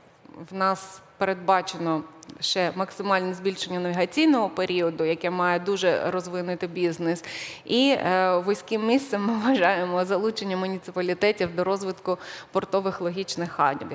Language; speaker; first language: Ukrainian; native; Ukrainian